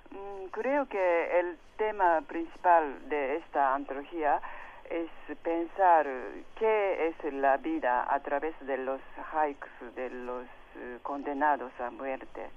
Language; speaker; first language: Spanish; non-native, fluent; Japanese